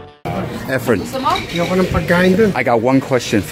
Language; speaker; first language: English; native; English